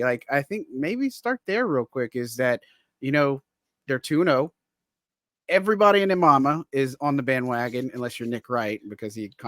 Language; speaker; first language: English; native; English